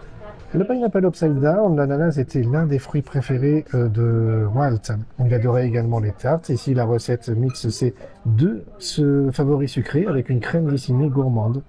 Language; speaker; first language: French; native; French